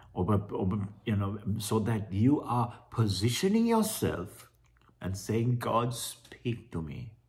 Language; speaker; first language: English; non-native, local second language; Sinhala